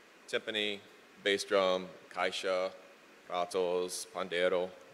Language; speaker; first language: Portuguese; non-native, learner; English